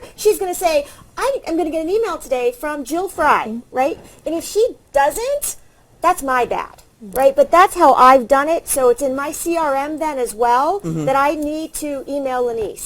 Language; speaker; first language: English; native; English